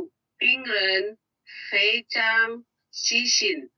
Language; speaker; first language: Chinese; non-native, learner; Indonesian